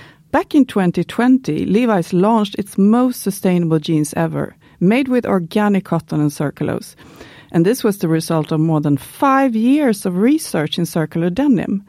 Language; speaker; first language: English; non-native, fluent; Swedish